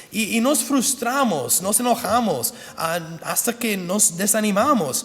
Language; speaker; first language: Spanish; non-native, fluent; English